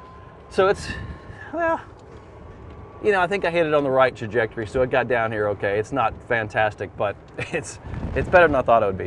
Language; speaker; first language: English; native; English